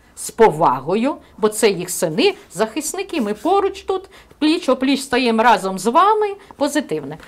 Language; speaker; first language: Ukrainian; native; Ukrainian